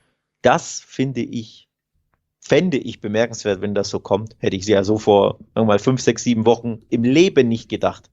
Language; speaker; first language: German; native; German